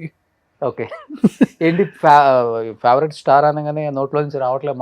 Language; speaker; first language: Telugu; native; Telugu